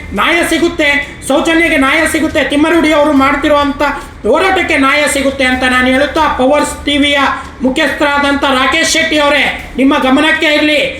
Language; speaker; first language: Kannada; non-native, local second language; Lambadi